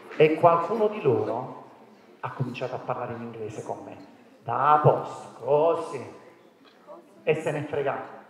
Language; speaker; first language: Italian; native; Italian